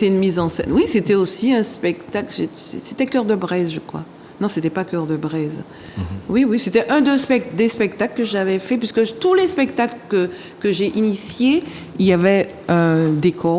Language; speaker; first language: French; native; French